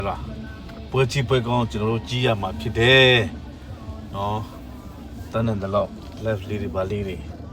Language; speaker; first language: Burmese; non-native, local second language; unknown